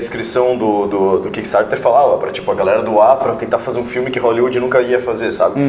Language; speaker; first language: Portuguese; native; Portuguese